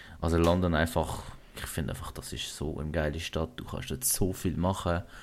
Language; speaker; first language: German; early bilingual, other home language; Kurdish